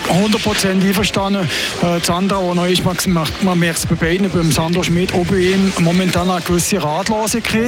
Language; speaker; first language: German; native; German